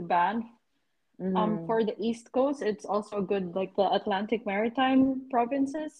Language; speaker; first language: English; non-native, local second language; Cebuano